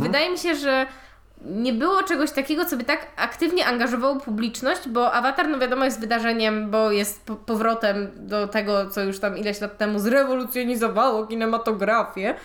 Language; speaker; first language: Polish; native; Polish